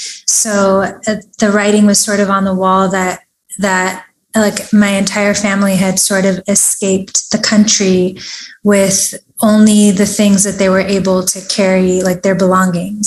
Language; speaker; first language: English; early bilingual, other home language; Persian